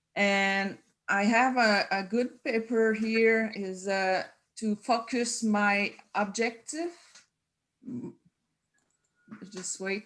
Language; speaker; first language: English; non-native, learner; French